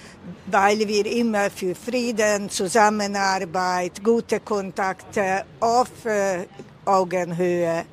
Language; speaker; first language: German; non-native, fluent; Hungarian